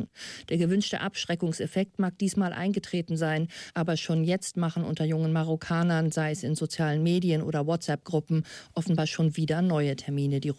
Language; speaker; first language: German; native; German